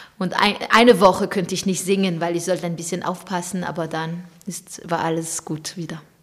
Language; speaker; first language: German; non-native, fluent; French